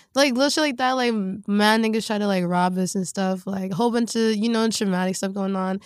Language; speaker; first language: English; native; English